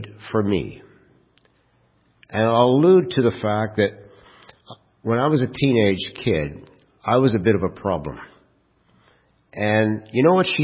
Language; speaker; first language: English; native; English